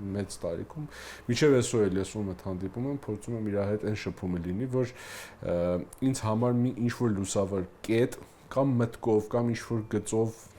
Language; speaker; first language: Armenian; early bilingual, heritage; Armenian